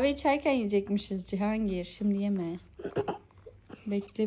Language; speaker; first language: Turkish; native; Turkish